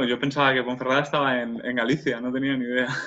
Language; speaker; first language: Spanish; non-native, local second language; Catalan